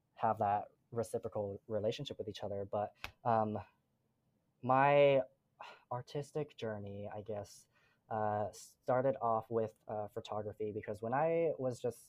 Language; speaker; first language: English; native; English